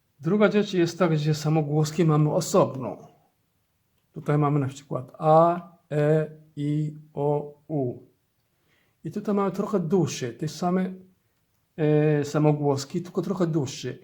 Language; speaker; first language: Polish; non-native, learner; Somali